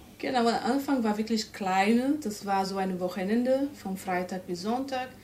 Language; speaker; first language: German; non-native, fluent; Portuguese